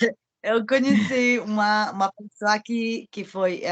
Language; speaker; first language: Portuguese; non-native, learner; Spanish